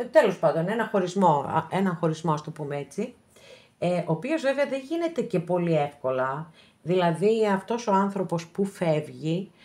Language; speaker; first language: Greek; native; Greek